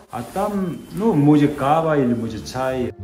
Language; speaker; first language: Ukrainian; non-native, learner; Korean